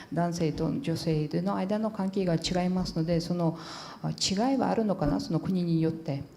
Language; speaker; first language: Japanese; non-native, fluent; Portuguese